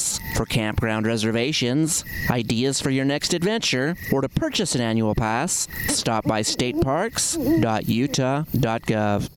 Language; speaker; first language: English; native; English